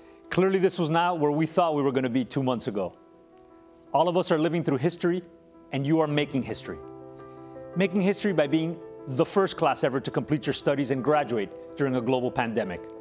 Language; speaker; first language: English; early bilingual, other home language; Spanish